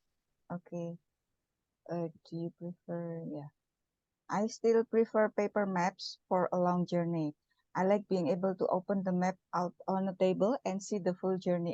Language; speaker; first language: English; non-native, learner; Indonesian